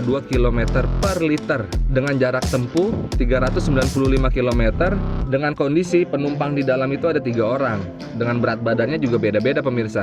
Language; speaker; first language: Indonesian; native; Indonesian